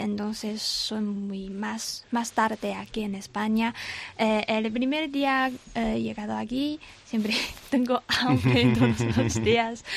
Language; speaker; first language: Spanish; non-native, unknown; Chinese